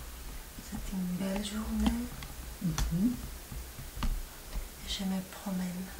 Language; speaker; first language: French; non-native, fluent; Spanish